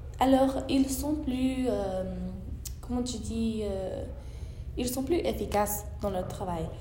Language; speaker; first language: French; non-native, learner; English